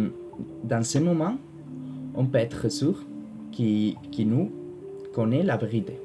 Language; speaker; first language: French; non-native, learner; Spanish